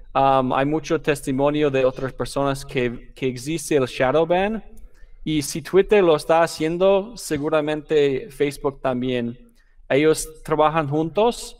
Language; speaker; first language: Spanish; non-native, fluent; English